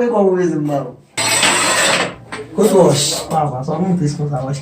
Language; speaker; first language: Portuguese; non-native, learner; Haitian Creole